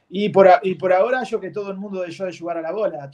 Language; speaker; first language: Portuguese; non-native, fluent; Spanish